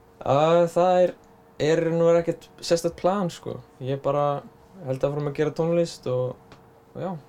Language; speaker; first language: Icelandic; native; Icelandic